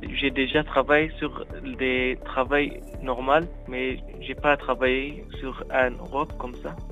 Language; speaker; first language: French; non-native, learner; Arabic